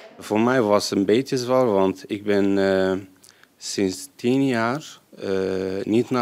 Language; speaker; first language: Dutch; non-native, learner; Arabic